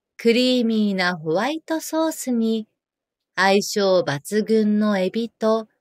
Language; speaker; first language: Japanese; native; Japanese